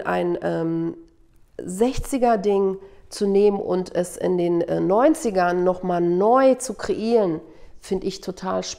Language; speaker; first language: German; early bilingual, other home language; Turkish